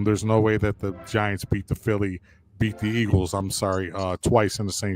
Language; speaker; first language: English; native; English